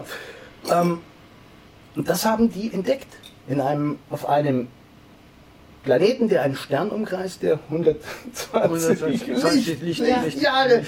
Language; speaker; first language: German; native; German